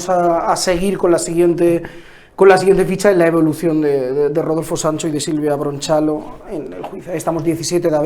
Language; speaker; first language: Spanish; native; Spanish